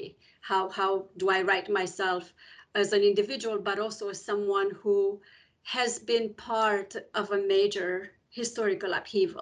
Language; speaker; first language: English; non-native, fluent; Romanian